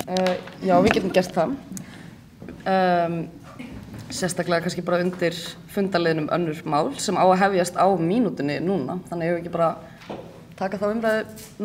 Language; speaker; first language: Icelandic; native; Icelandic